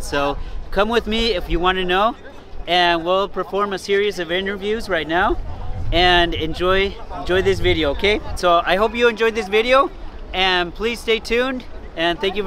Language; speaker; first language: English; non-native, fluent; Spanish